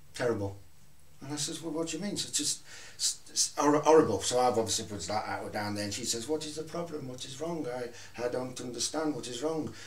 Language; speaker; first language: English; native; English